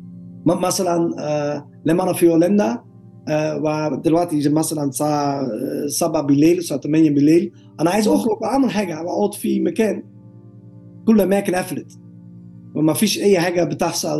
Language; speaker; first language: Arabic; non-native, learner; Dutch